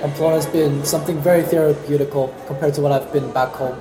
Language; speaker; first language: English; native; English